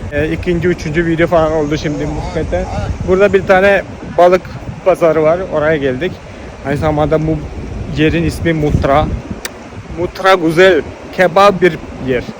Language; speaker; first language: Turkish; non-native, fluent; Malayalam